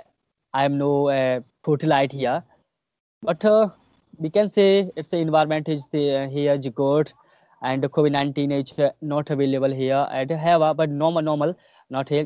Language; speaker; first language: English; non-native, learner; Hindi